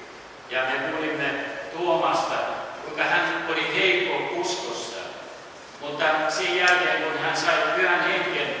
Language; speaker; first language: Finnish; early bilingual, heritage; Finnish